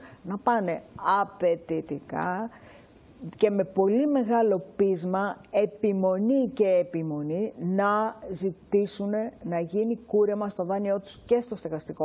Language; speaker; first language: Greek; native; Greek